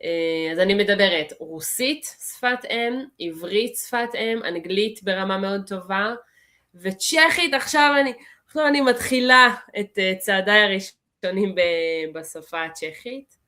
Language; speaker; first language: Hebrew; early bilingual, other home language; Russian